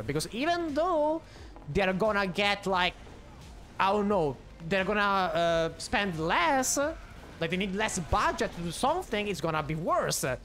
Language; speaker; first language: English; non-native, fluent; Italian